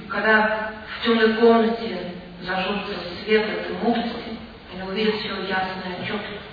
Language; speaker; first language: Russian; native; Russian